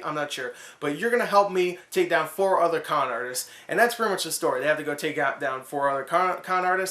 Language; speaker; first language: English; native; English